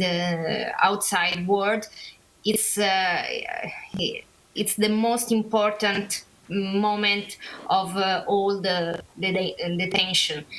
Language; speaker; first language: English; non-native, learner; Italian